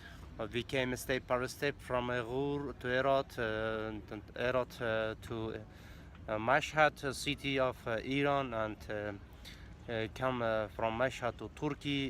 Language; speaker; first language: English; non-native, learner; Persian